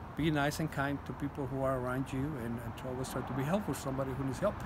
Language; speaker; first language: English; non-native, fluent; Spanish